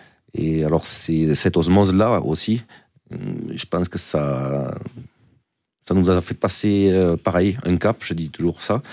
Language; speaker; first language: French; native; French